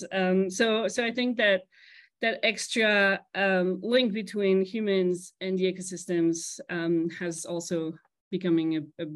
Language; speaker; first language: English; non-native, fluent; French